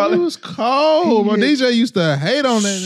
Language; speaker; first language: English; native; English